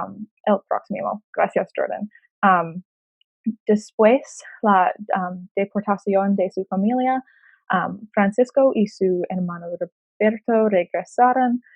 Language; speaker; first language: Spanish; non-native, learner; English